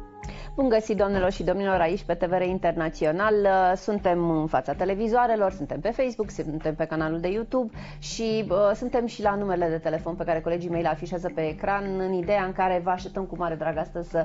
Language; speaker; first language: Romanian; native; Romanian